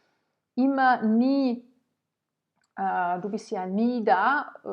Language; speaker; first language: German; non-native, fluent; French